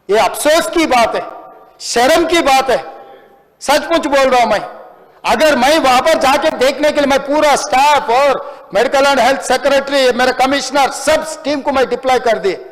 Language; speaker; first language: Hindi; non-native, local second language; Telugu